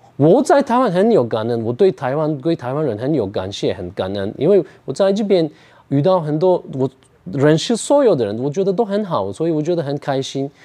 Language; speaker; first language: Chinese; non-native, fluent; Turkish